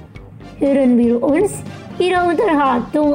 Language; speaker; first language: German; non-native, fluent; Indonesian